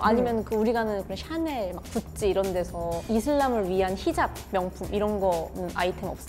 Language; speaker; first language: Korean; native; Korean